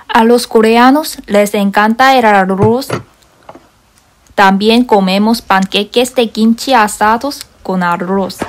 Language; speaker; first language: Spanish; non-native, learner; Korean